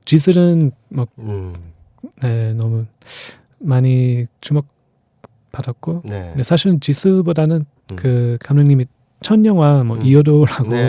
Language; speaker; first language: Korean; non-native, fluent; English